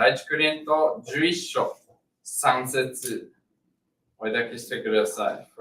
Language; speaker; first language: Japanese; non-native, learner; English